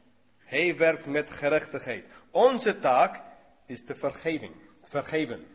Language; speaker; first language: Dutch; non-native, learner; English